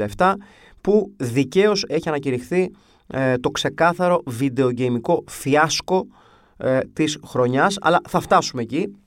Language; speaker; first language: Greek; early bilingual, other home language; English